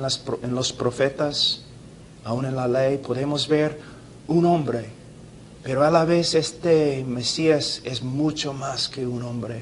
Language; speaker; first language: Spanish; non-native, fluent; English